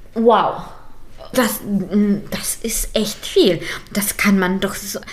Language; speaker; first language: German; native; German